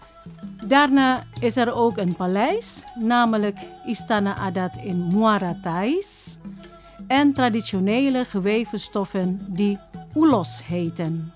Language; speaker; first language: Dutch; non-native, fluent; Indonesian